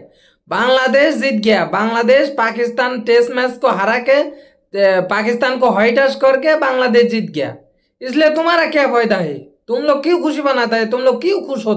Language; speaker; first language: Hindi; non-native, learner; Bangla